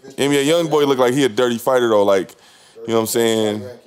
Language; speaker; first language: English; native; English